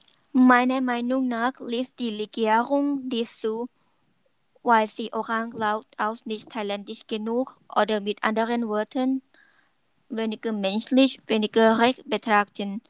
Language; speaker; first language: German; non-native, learner; Thai